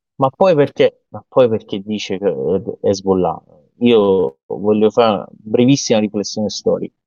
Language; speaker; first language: Italian; non-native, fluent; Persian